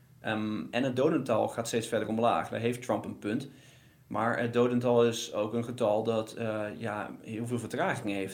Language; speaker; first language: Dutch; native; Dutch